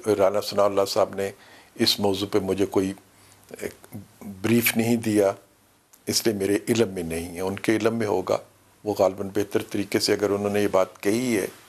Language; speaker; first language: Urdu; non-native, local second language; Punjabi